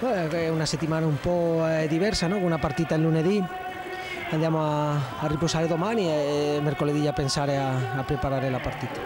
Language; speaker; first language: Italian; non-native, fluent; Spanish